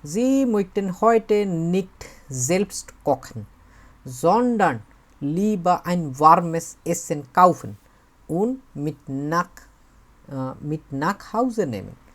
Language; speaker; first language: German; non-native, fluent; Bangla